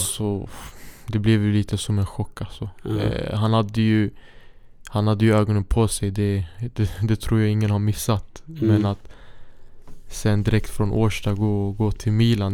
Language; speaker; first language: Swedish; early bilingual, other home language; Syriac